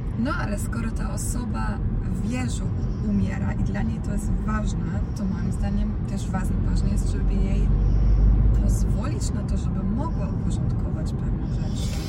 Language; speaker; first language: Polish; non-native, fluent; Croatian